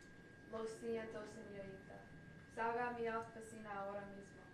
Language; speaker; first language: Spanish; non-native, learner; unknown